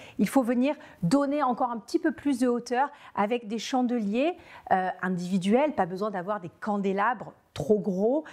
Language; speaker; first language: French; native; French